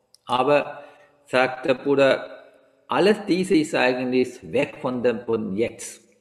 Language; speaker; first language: German; non-native, learner; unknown